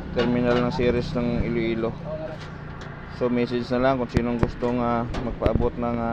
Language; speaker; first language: Filipino; non-native, local second language; Hiligaynon